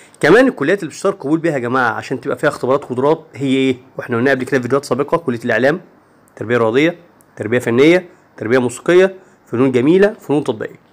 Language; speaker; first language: Arabic; native; Arabic